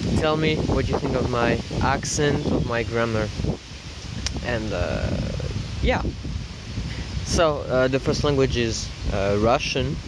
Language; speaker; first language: English; non-native, fluent; French